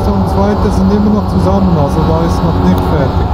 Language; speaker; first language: German; native; German